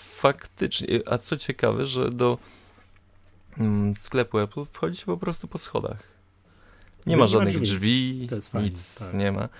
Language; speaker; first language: Polish; native; Polish